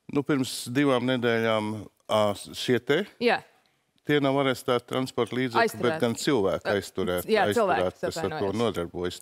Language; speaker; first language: Latvian; native; Latvian